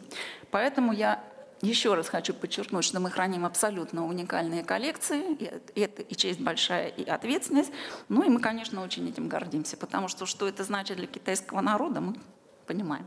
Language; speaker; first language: Russian; native; Russian